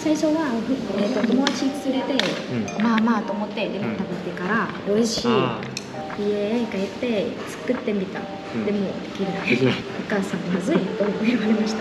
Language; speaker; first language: Japanese; non-native, learner; Vietnamese